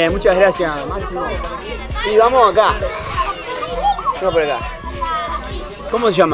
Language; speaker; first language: Spanish; native; Spanish